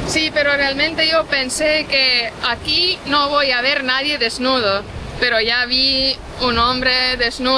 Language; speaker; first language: Spanish; non-native, fluent; Estonian